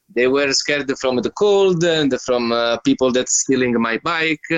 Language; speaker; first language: English; non-native, learner; Italian